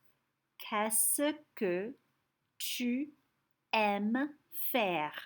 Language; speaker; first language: French; non-native, fluent; English